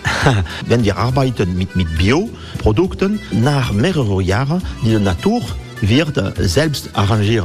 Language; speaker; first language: German; non-native, fluent; French